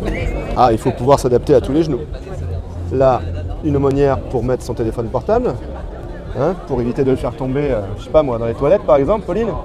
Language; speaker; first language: French; native; French